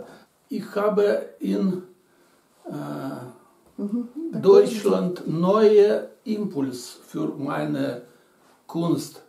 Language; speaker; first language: German; non-native, learner; Russian